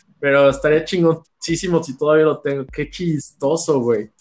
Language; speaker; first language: Spanish; native; Spanish